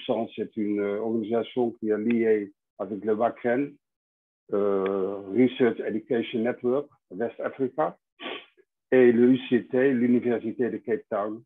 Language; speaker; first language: French; non-native, fluent; Dutch